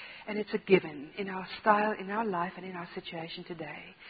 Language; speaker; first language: English; non-native, local second language; Afrikaans